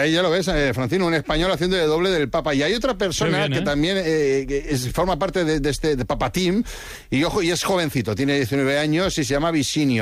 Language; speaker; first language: Spanish; native; Spanish